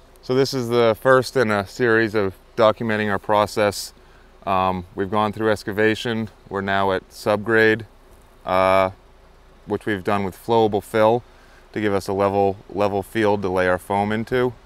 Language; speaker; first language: English; native; English